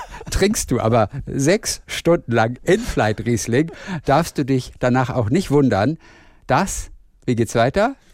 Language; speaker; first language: German; native; German